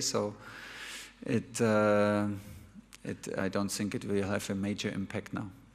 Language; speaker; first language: English; non-native, fluent; German